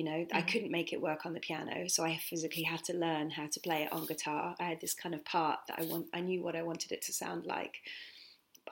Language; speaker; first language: English; native; English